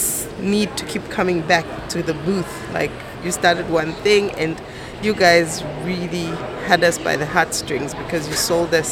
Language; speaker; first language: English; non-native, local second language; Bemba